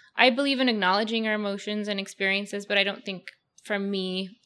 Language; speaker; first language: English; early bilingual, other home language; Russian